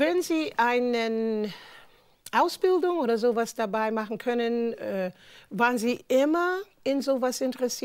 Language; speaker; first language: German; non-native, fluent; English